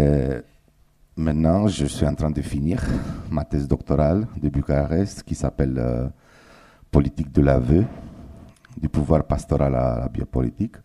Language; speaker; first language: French; non-native, fluent; Romanian